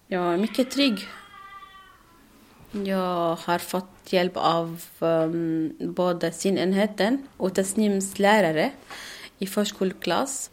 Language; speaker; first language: Swedish; non-native, learner; Arabic